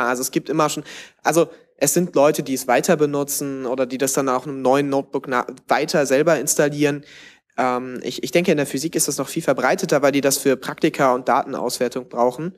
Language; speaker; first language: German; native; German